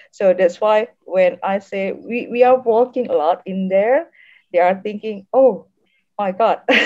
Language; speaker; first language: English; non-native, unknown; Indonesian